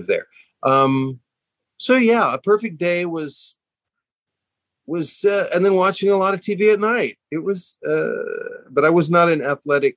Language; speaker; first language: English; native; English